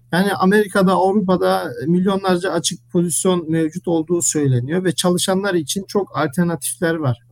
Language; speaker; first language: Turkish; early bilingual, heritage; Turkish